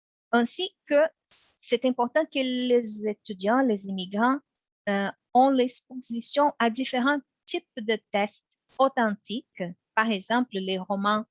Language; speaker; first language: French; non-native, fluent; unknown